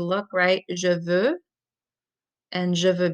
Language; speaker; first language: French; non-native, fluent; English